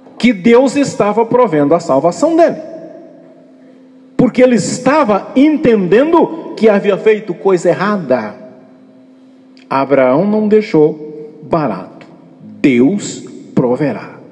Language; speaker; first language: Portuguese; native; Portuguese